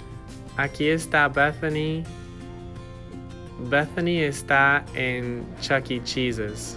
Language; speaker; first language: Spanish; non-native, fluent; English